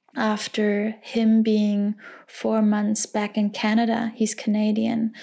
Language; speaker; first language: English; non-native, fluent; German